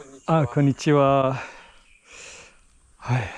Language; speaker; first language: Japanese; non-native, learner; English